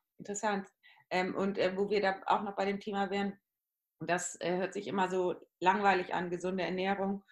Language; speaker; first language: German; native; German